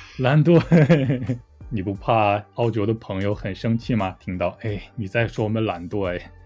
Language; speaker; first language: Chinese; native; Chinese